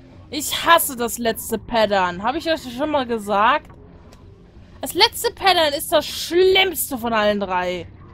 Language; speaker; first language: German; native; German